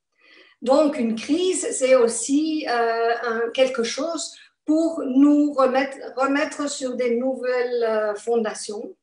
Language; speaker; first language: French; non-native, fluent; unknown